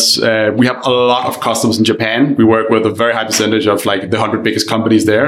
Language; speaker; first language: English; non-native, fluent; Danish